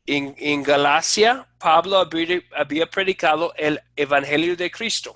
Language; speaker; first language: Spanish; non-native, fluent; English